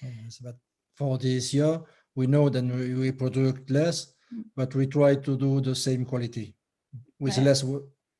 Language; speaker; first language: English; non-native, learner; French